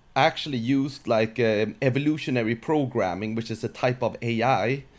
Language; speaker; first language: English; non-native, fluent; Swedish